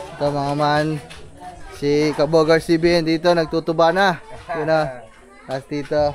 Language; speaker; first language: Filipino; non-native, local second language; Cebuano